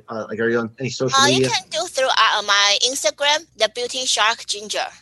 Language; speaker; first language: English; non-native, fluent; Chinese